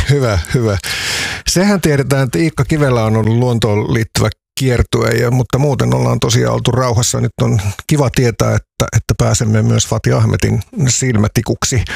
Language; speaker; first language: Finnish; native; Finnish